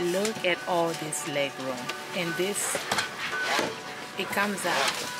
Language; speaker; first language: English; native; English